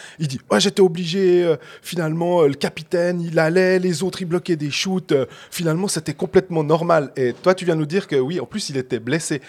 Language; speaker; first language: French; native; French